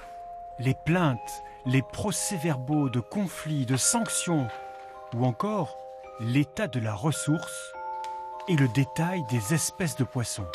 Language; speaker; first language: French; native; French